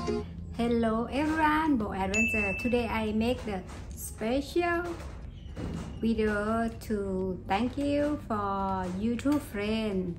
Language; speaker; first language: English; non-native, learner; Thai